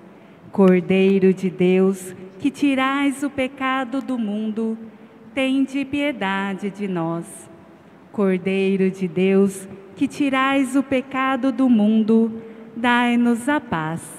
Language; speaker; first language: Portuguese; native; Portuguese